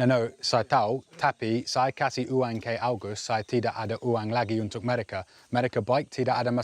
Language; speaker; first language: Indonesian; non-native, learner; English